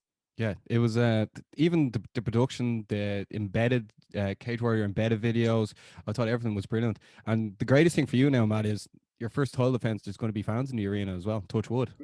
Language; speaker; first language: English; native; English